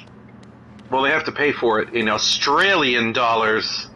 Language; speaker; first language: English; native; English